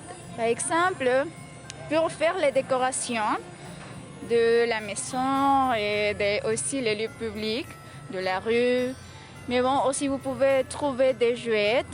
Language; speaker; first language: French; non-native, fluent; Spanish